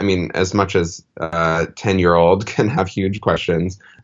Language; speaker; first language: English; native; English